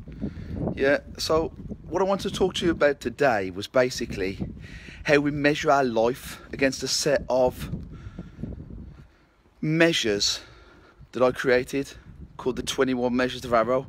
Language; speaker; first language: English; native; English